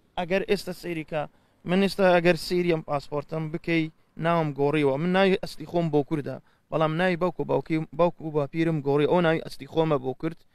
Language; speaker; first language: Central Kurdish; early bilingual, heritage; Central Kurdish